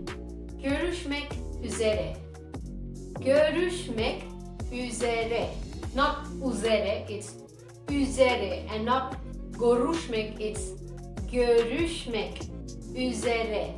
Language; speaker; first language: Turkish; non-native, fluent; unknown